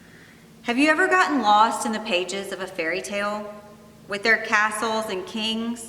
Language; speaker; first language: English; native; English